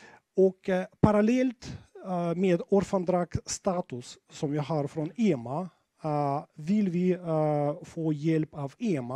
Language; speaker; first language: Swedish; non-native, fluent; Russian